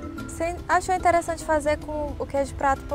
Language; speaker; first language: Portuguese; native; Portuguese